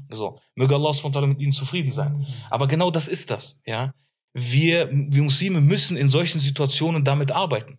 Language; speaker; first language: German; early bilingual, other home language; Arabic